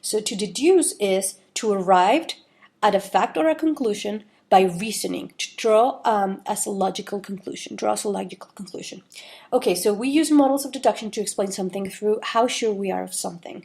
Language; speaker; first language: English; non-native, fluent; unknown